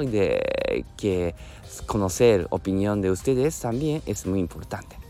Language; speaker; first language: Spanish; non-native, learner; Japanese